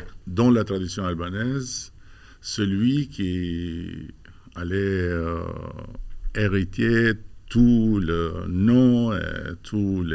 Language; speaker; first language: French; non-native, fluent; Albanian